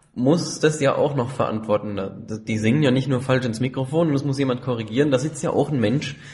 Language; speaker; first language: German; native; German